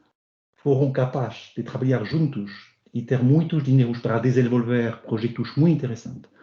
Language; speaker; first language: Portuguese; non-native, learner; French